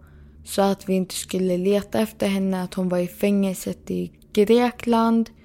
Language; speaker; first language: Swedish; early bilingual, other home language; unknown